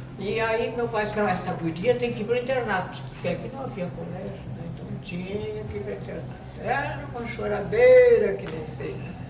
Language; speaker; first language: Portuguese; non-native, local second language; German